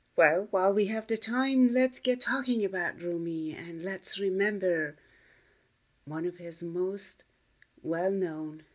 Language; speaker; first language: English; non-native, fluent; Persian